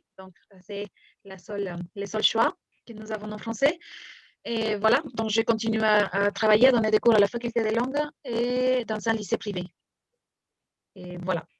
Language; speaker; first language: French; non-native, fluent; Spanish